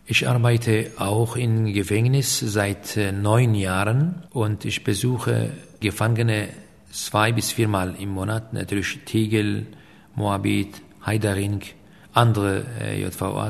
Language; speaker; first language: German; non-native, fluent; Aramaic